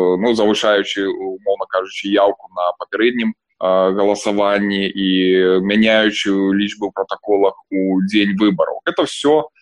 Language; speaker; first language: Belarusian; non-native, local second language; Russian